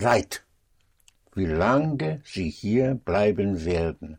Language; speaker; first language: German; non-native, fluent; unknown